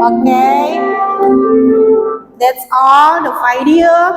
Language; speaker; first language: English; non-native, learner; Indonesian